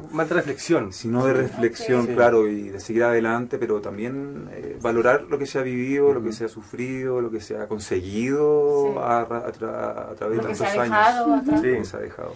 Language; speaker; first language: Spanish; native; Spanish